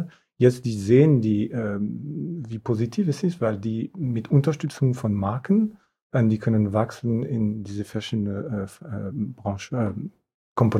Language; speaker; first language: German; non-native, fluent; French